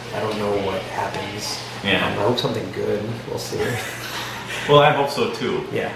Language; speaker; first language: English; native; English